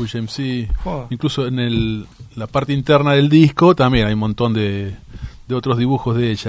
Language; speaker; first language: Spanish; native; Spanish